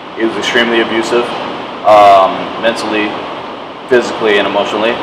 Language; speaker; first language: English; native; English